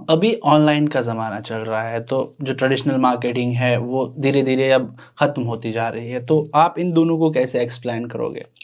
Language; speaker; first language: Hindi; native; Hindi